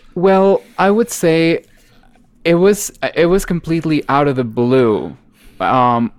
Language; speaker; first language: English; non-native, fluent; Spanish